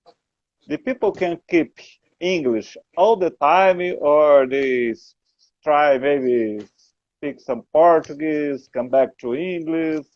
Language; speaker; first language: English; non-native, learner; Portuguese